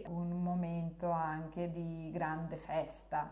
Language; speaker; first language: Italian; non-native, fluent; Serbian